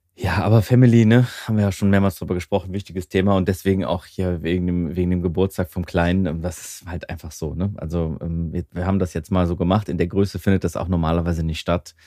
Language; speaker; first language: German; early bilingual, other home language; Greek